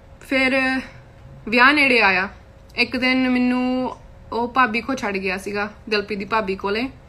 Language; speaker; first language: Punjabi; early bilingual, heritage; Punjabi